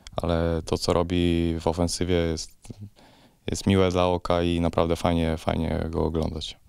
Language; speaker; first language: Polish; native; Polish